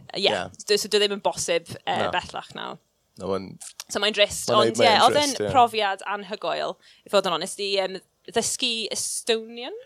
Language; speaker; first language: Welsh; non-native, local second language; English